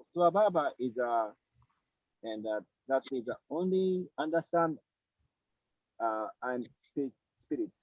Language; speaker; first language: English; non-native, learner; Japanese